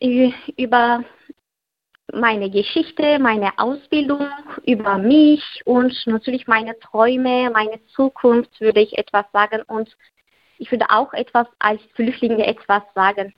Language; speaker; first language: German; non-native, learner; Turkish